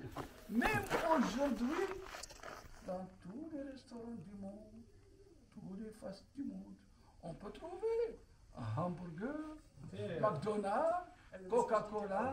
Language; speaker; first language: French; non-native, local second language; Arabic